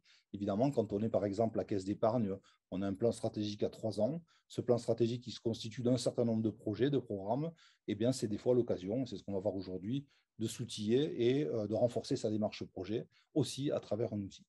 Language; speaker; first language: French; native; French